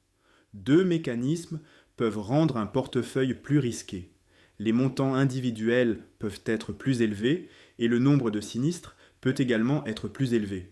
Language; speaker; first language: French; native; French